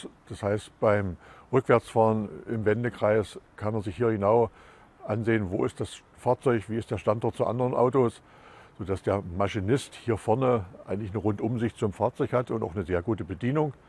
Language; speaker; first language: German; native; German